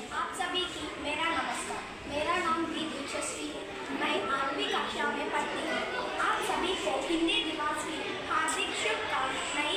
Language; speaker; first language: Hindi; non-native, local second language; Telugu